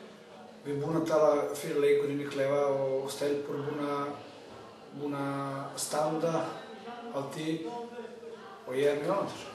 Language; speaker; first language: Icelandic; non-native, learner; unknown